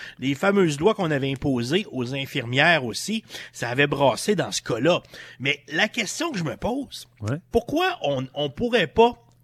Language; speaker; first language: French; native; French